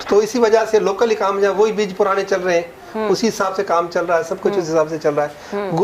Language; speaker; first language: Urdu; non-native, local second language; Sindhi